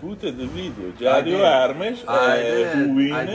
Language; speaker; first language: English; non-native, learner; Italian